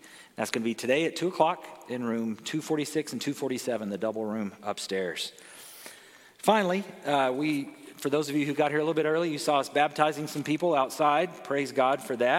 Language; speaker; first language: English; native; English